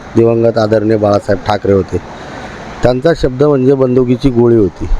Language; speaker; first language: Marathi; native; Marathi